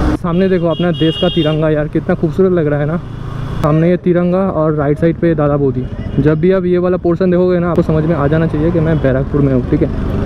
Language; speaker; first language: Hindi; non-native, local second language; Bangla